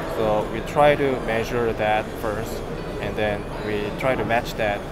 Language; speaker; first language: English; non-native, fluent; Korean